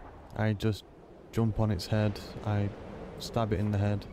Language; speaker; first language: English; native; English